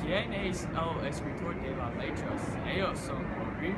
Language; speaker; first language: Spanish; non-native, learner; English